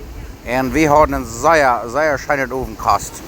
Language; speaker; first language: German; non-native, learner; Plautdietsch